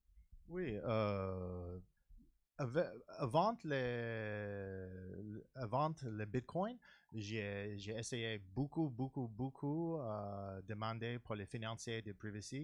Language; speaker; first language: French; non-native, learner; English